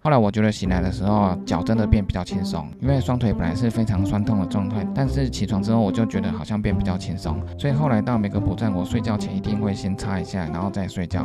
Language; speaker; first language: Chinese; native; Chinese